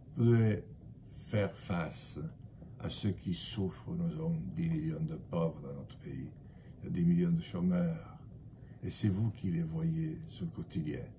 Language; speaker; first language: French; native; French